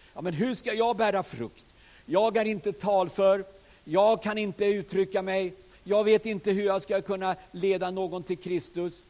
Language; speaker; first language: Swedish; native; Swedish